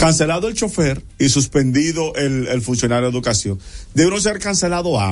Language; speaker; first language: Spanish; native; Spanish